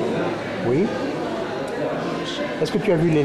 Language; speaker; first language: French; native; French